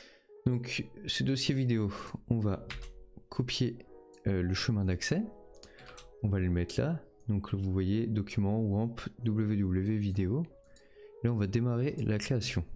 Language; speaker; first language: French; native; French